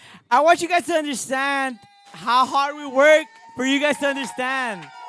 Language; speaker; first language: English; early bilingual, other home language; Spanish